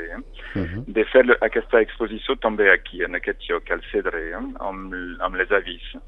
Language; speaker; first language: Catalan; non-native, fluent; French